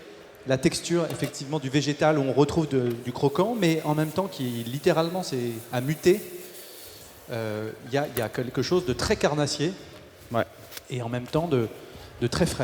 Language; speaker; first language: French; native; French